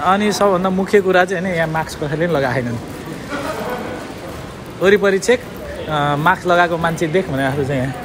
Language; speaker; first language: Nepali; native; Nepali